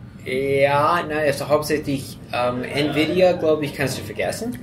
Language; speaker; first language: German; non-native, fluent; English